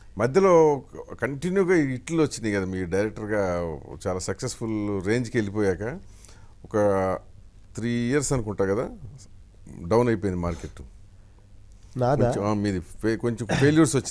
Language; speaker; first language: Telugu; native; Telugu